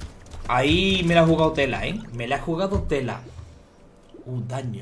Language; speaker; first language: Spanish; native; Spanish